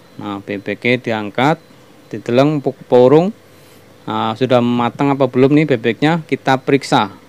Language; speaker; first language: Indonesian; non-native, local second language; Javanese